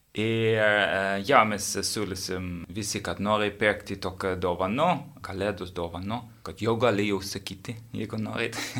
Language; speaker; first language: Lithuanian; non-native, learner; English